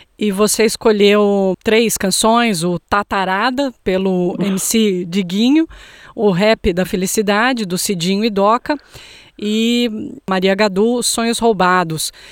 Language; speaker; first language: Portuguese; native; Portuguese